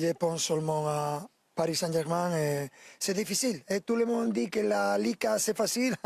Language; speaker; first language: French; non-native, fluent; Spanish